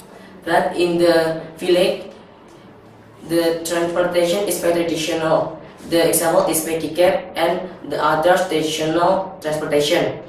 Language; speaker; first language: English; non-native, learner; Indonesian